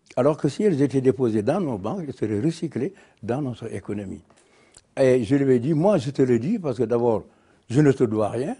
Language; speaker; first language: French; non-native, local second language; Wolof